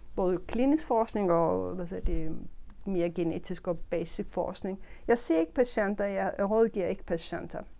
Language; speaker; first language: Danish; non-native, fluent; Turkish